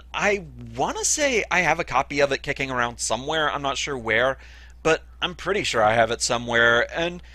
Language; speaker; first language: English; native; English